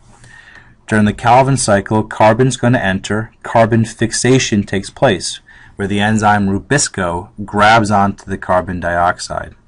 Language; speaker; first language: English; native; English